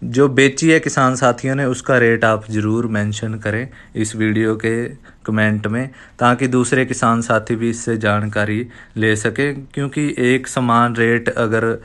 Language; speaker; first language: Hindi; non-native, local second language; Punjabi